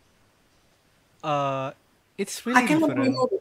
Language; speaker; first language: English; non-native, learner; Indonesian